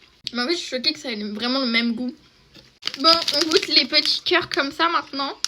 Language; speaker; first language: French; native; French